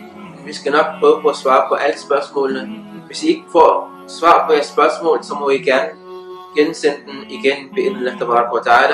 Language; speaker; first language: Danish; early bilingual, other home language; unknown